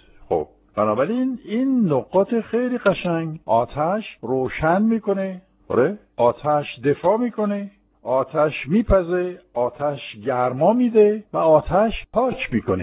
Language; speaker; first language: Persian; non-native, fluent; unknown